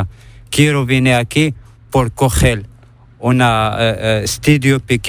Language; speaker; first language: Spanish; non-native, learner; Arabic